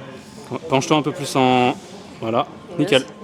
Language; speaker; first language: French; native; French